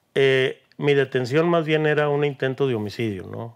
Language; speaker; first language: Spanish; native; Spanish